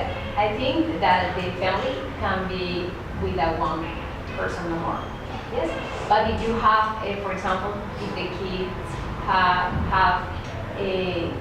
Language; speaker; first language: English; non-native, learner; Spanish